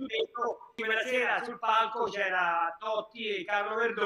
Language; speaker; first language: Italian; native; Italian